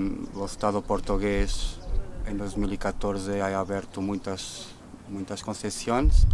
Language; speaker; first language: Spanish; non-native, fluent; Portuguese